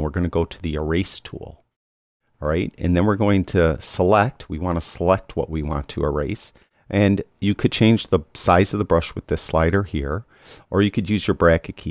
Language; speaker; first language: English; native; English